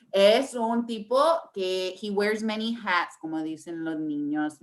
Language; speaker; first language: Spanish; early bilingual, heritage; English